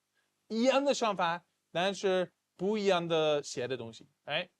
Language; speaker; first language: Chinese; non-native, fluent; English